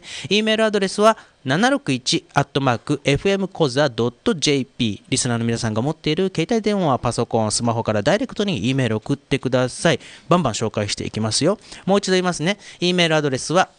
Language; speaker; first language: Japanese; native; Japanese